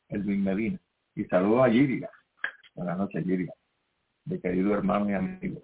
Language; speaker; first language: Spanish; native; Spanish